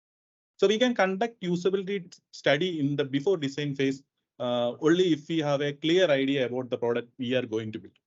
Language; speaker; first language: English; non-native, local second language; Malayalam